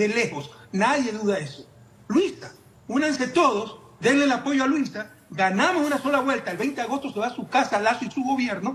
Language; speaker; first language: Spanish; native; Spanish